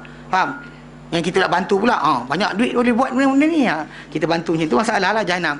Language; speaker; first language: Malay; native; Malay